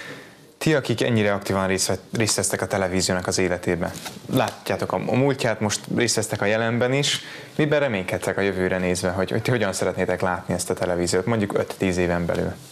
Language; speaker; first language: Hungarian; native; Hungarian